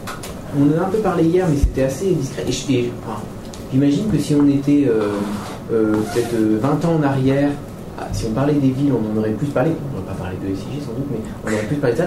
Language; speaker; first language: French; native; French